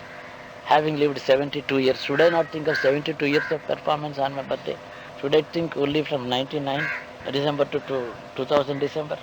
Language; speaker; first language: English; non-native, local second language; Telugu